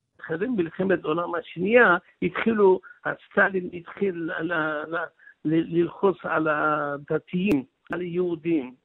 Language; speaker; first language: Hebrew; non-native, local second language; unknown